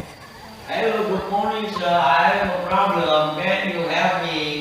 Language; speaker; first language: English; non-native, learner; Indonesian